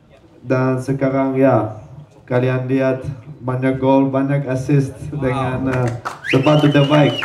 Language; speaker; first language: Indonesian; non-native, learner; Dutch